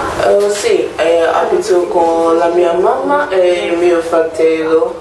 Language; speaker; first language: Italian; non-native, learner; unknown